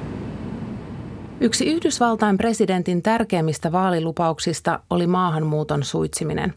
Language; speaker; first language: Finnish; native; Finnish